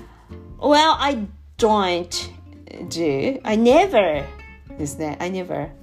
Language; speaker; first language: English; non-native, learner; Japanese